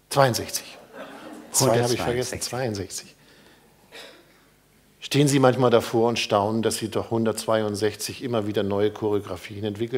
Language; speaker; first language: German; native; German